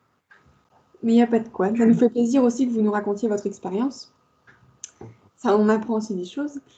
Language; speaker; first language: French; native; French